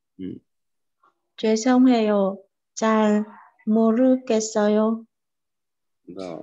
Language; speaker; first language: Korean; non-native, learner; Vietnamese